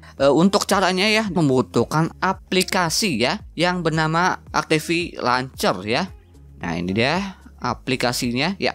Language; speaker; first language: Indonesian; native; Indonesian